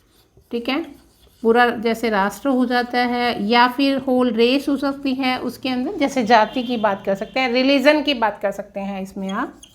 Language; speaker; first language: Hindi; native; Hindi